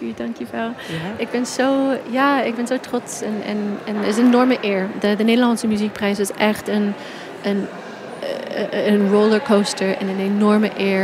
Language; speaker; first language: Dutch; non-native, fluent; English